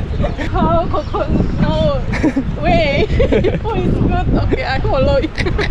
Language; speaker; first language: English; non-native, learner; Indonesian